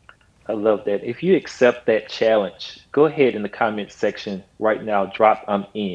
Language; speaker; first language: English; native; English